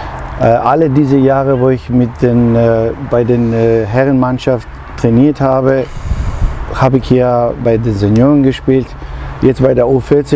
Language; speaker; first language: German; non-native, fluent; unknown